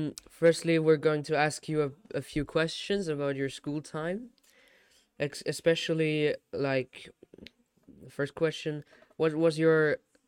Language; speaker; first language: English; non-native, fluent; German